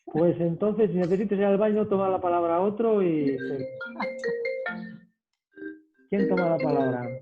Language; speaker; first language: Spanish; native; Spanish